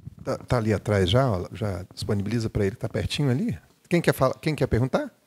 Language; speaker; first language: Portuguese; native; Portuguese